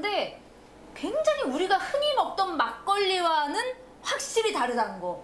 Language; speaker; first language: Korean; native; Korean